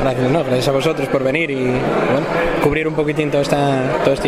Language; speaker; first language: Spanish; native; Spanish